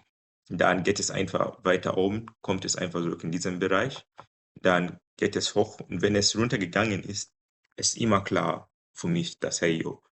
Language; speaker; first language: German; non-native, fluent; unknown